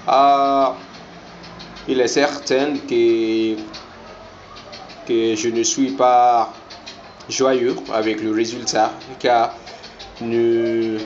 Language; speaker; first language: French; non-native, learner; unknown